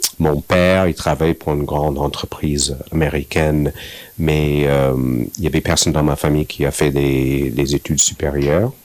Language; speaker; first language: French; non-native, fluent; English